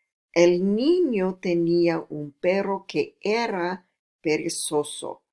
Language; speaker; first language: Spanish; non-native, fluent; English